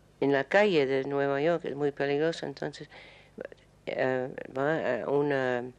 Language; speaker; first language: Spanish; non-native, learner; English